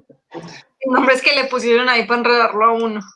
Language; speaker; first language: Spanish; native; Spanish